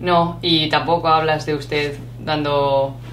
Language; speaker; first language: Spanish; native; Spanish